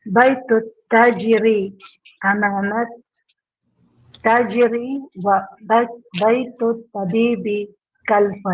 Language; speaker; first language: Arabic; non-native, learner; Filipino